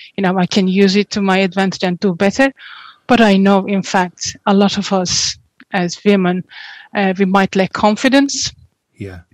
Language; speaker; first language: English; non-native, fluent; Turkish